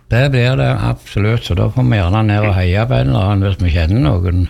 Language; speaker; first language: Norwegian; native; Norwegian